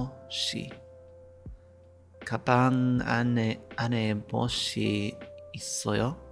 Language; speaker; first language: Korean; non-native, learner; English